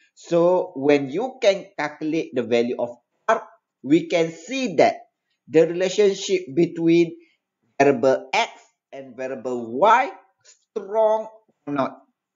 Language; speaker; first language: English; non-native, local second language; Malay